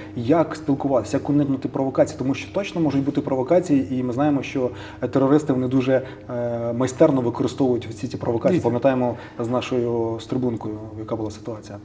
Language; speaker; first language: Ukrainian; native; Ukrainian